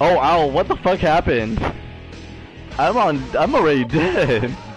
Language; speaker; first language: English; native; English